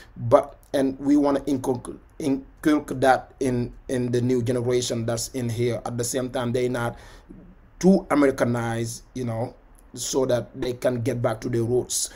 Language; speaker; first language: English; non-native, fluent; Wolof